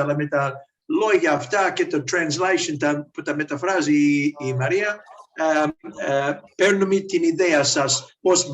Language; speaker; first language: Greek; early bilingual, heritage; Greek